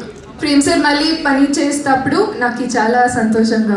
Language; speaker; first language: Telugu; non-native, learner; Kannada